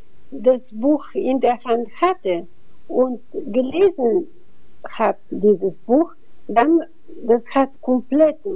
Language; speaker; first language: German; non-native, fluent; Bulgarian